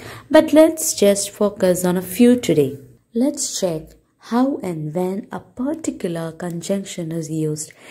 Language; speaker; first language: English; non-native, local second language; Malayalam